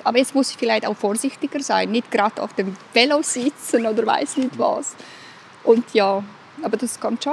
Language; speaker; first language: German; non-native, fluent; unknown